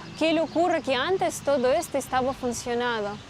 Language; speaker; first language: Spanish; non-native, learner; Russian